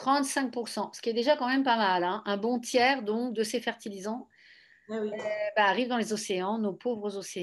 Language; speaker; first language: French; native; French